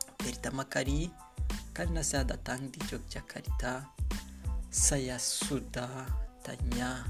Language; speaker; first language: Indonesian; non-native, learner; Kinyarwanda